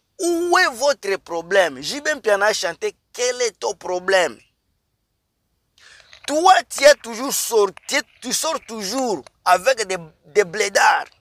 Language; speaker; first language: French; non-native, local second language; Lingala